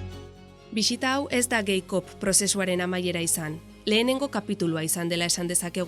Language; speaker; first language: Basque; native; Basque